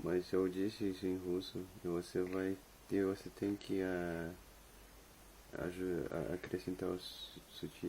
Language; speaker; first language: Portuguese; non-native, fluent; Russian